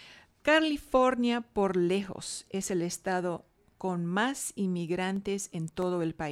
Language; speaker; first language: Spanish; non-native, fluent; English